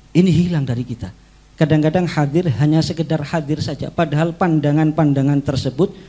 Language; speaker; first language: Indonesian; native; Indonesian